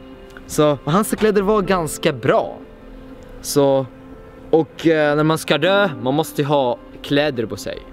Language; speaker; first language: Swedish; non-native, fluent; Arabic